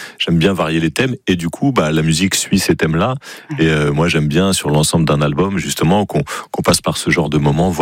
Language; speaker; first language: French; native; French